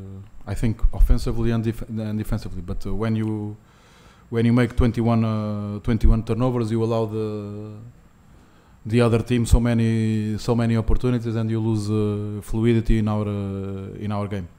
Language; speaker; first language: English; non-native, fluent; Portuguese